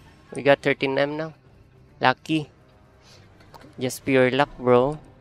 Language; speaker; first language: English; non-native, local second language; Filipino